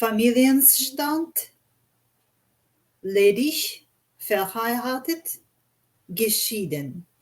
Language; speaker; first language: German; non-native, learner; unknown